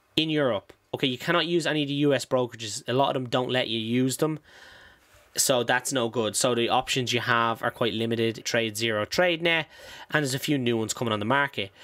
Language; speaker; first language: English; native; English